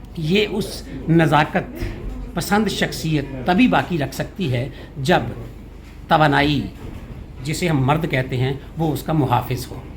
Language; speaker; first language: Urdu; native; Urdu